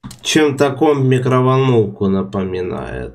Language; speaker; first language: Russian; native; Russian